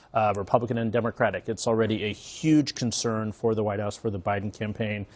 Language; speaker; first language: English; native; English